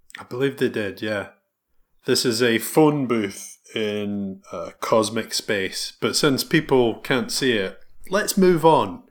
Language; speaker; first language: English; native; English